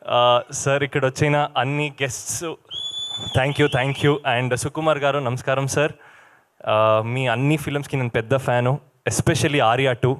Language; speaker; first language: Telugu; non-native, local second language; Kannada